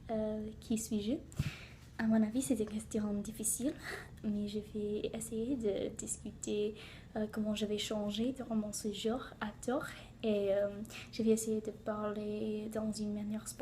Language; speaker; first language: French; non-native, learner; English